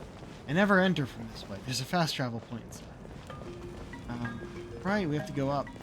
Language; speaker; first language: English; native; English